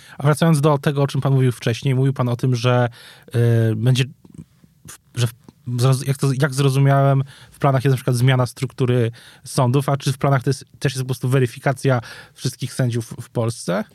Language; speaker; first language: Polish; native; Polish